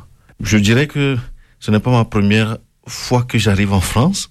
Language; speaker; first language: French; non-native, local second language; Ewe